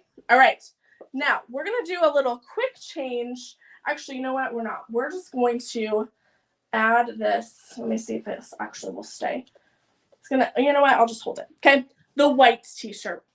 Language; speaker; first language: English; native; English